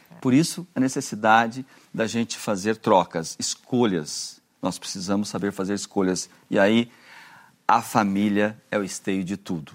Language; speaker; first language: Portuguese; native; Portuguese